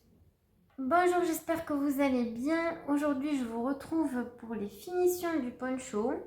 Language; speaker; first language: French; native; French